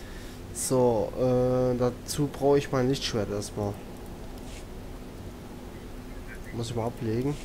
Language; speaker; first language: German; native; German